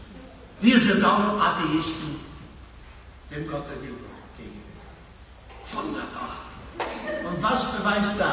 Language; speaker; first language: German; non-native, fluent; English